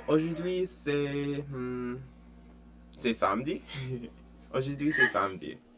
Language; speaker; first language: French; non-native, fluent; English